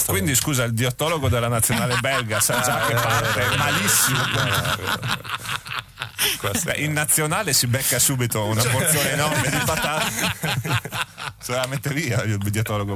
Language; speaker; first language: Italian; native; Italian